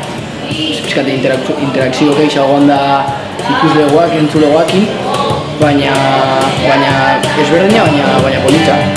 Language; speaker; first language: Basque; native; Basque